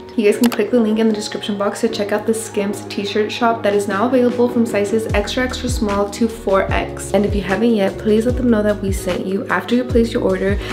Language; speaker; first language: English; early bilingual, other home language; Spanish